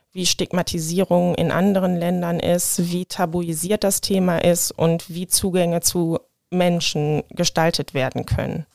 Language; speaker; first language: German; native; German